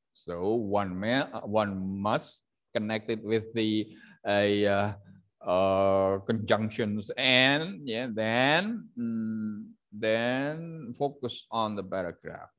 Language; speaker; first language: English; non-native, fluent; Indonesian